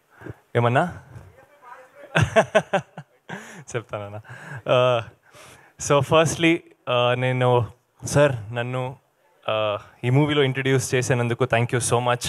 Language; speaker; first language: Telugu; non-native, learner; Kannada